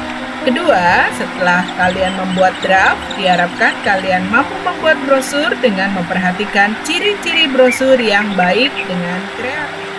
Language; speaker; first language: Indonesian; native; Indonesian